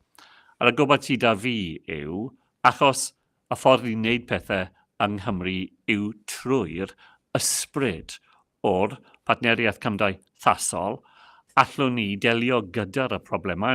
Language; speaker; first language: Welsh; non-native, local second language; English